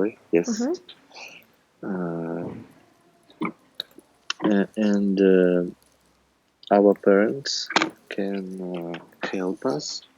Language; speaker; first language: English; non-native, learner; Russian